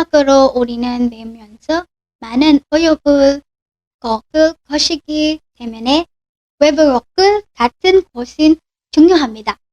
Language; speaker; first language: Korean; non-native, learner; Filipino